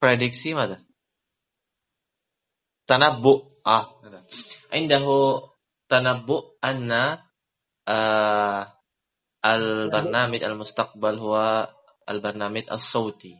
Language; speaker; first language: Arabic; non-native, learner; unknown